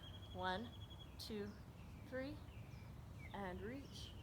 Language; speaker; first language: English; native; English